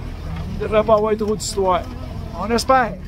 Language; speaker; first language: French; native; French